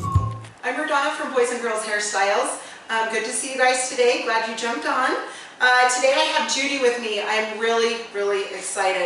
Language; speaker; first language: English; native; English